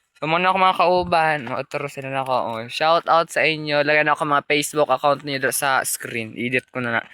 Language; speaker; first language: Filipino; non-native, local second language; Cebuano